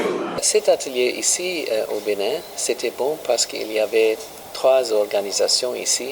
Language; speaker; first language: French; non-native, learner; English